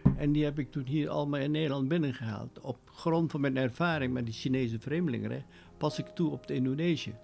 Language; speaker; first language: Dutch; native; Dutch